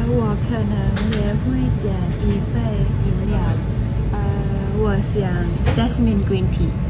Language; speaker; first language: Chinese; non-native, learner; English